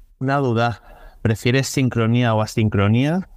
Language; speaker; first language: Spanish; native; Spanish